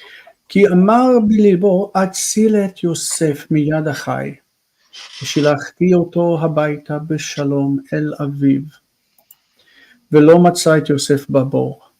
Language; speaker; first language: Hebrew; non-native, fluent; English